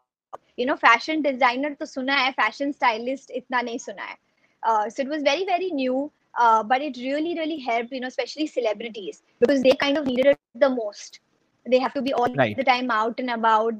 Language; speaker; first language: English; non-native, local second language; Hindi